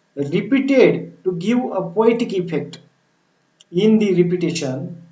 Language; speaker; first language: English; non-native, local second language; Marathi